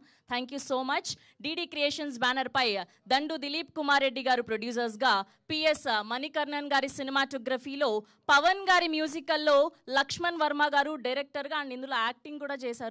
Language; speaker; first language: Telugu; native; Telugu